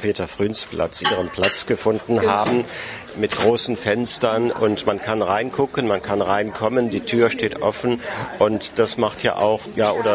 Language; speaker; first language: German; native; German